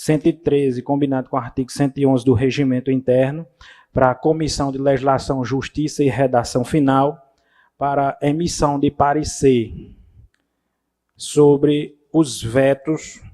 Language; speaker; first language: Portuguese; native; Portuguese